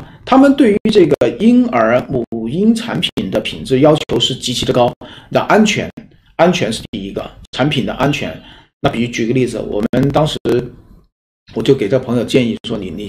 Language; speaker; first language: Chinese; native; Chinese